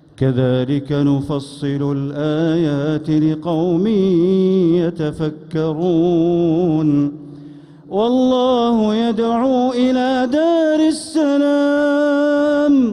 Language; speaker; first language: Arabic; native; Arabic